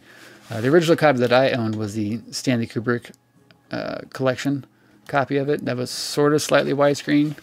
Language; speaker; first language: English; native; English